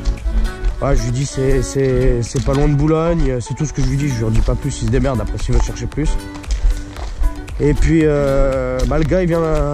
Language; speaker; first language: French; native; French